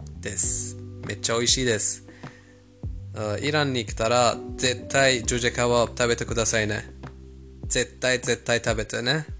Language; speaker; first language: Japanese; non-native, fluent; Persian